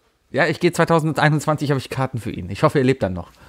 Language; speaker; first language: German; native; German